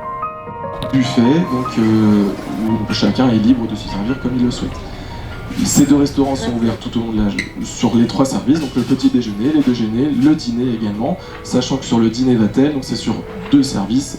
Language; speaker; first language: French; native; French